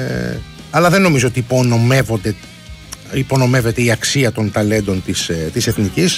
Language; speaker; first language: Greek; native; Greek